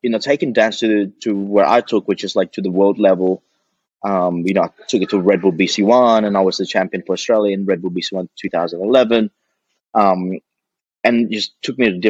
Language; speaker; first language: English; early bilingual, other home language; Indonesian